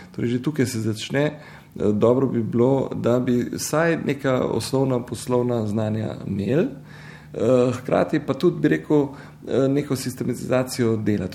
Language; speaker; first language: Slovenian; native; Slovenian